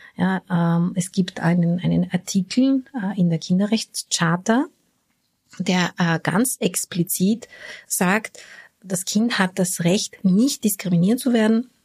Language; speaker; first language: German; early bilingual, other home language; Bulgarian